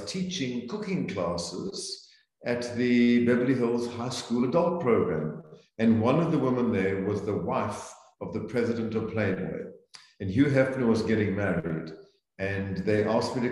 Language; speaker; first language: English; native; English